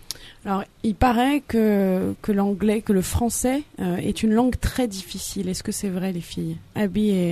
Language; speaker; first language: French; native; French